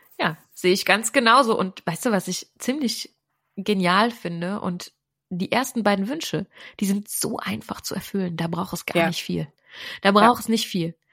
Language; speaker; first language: German; native; German